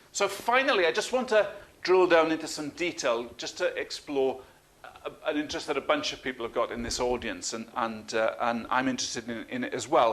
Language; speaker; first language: English; native; English